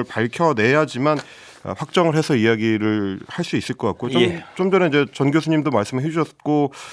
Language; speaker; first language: Korean; native; Korean